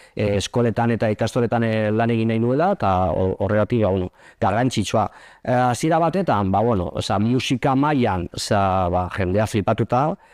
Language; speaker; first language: Basque; non-native, local second language; Spanish